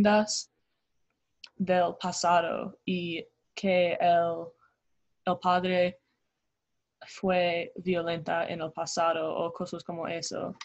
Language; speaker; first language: Spanish; non-native, learner; English